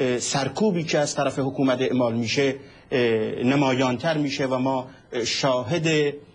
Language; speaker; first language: Persian; non-native, local second language; Central Kurdish